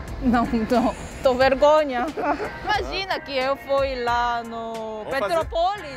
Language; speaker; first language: Portuguese; non-native, fluent; Korean